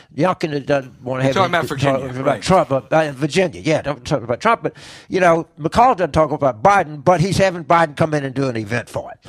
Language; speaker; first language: English; native; English